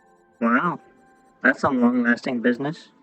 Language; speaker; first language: English; native; English